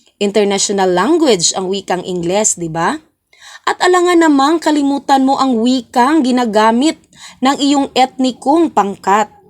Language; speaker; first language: Filipino; non-native, local second language; Cebuano